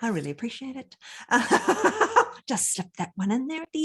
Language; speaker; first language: English; native; English